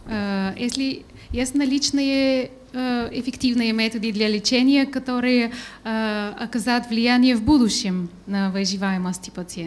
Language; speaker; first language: Russian; non-native, learner; Bulgarian